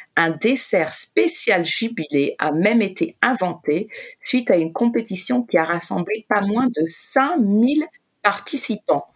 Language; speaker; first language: French; native; French